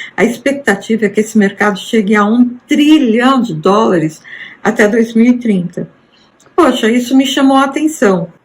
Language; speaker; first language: Portuguese; native; Portuguese